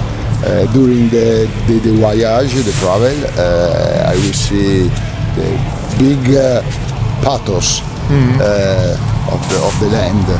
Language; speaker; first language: English; non-native, learner; Italian